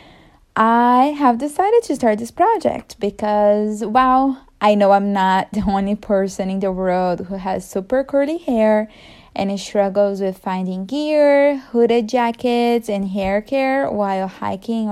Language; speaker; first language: English; non-native, fluent; Portuguese